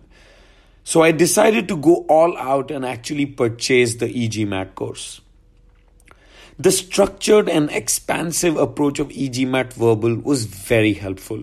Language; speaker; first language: English; non-native, local second language; Hindi